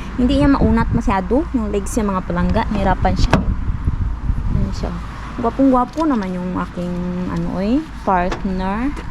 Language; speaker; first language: Filipino; non-native, local second language; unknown